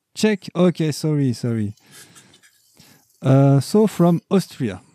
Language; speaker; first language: English; non-native, learner; French